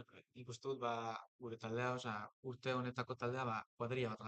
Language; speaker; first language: Basque; non-native, local second language; Spanish